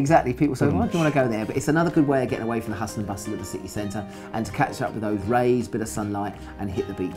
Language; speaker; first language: English; native; English